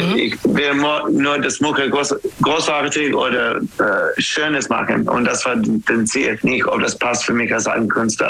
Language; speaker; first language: German; non-native, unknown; English